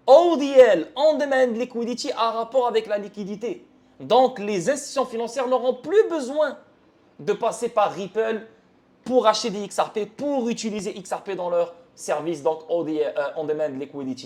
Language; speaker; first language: French; native; French